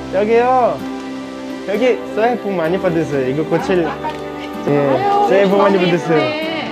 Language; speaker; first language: Korean; non-native, learner; Ukrainian